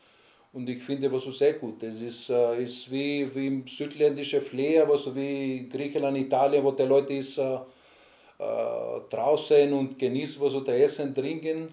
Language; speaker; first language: German; non-native, learner; Greek